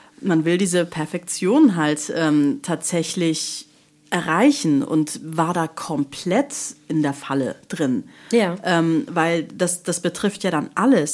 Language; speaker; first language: German; native; German